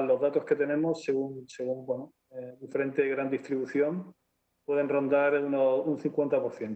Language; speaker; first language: Spanish; native; Spanish